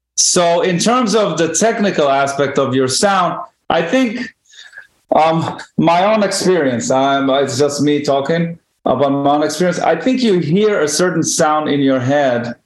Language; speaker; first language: English; non-native, fluent; Hebrew